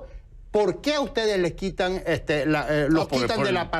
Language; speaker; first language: Spanish; native; Spanish